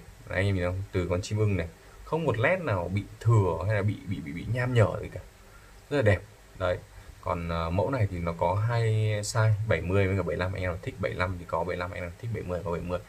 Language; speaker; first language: Vietnamese; native; Vietnamese